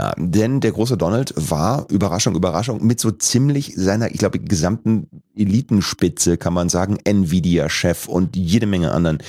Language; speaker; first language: German; native; German